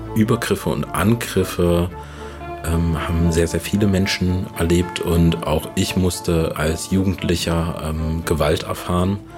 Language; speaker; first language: German; native; German